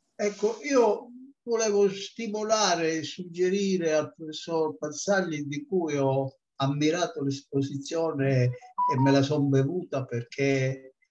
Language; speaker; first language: Italian; native; Italian